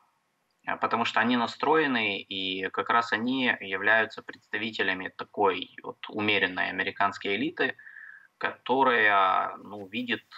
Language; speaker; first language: Russian; native; Russian